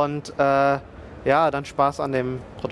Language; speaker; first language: German; native; German